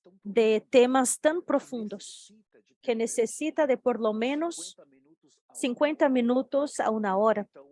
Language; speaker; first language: Spanish; non-native, fluent; Portuguese